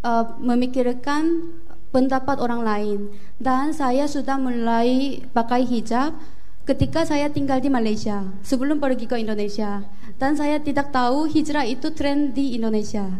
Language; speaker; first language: Indonesian; non-native, fluent; Korean